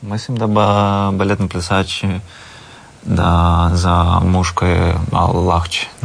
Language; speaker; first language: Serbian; non-native, learner; Russian